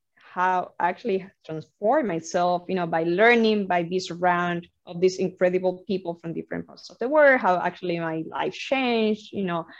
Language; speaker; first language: English; non-native, fluent; Spanish